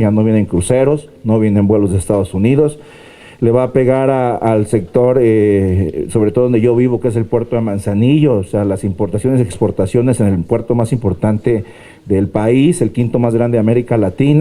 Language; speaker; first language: Spanish; native; Spanish